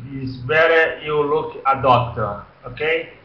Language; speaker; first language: English; non-native, learner; Portuguese